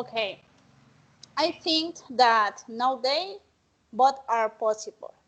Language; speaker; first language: English; non-native, learner; Spanish